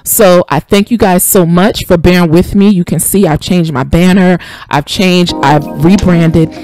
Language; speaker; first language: English; native; English